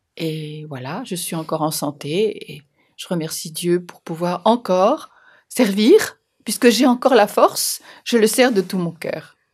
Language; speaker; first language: French; native; French